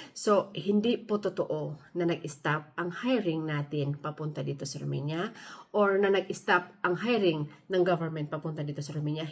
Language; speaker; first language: Filipino; native; Filipino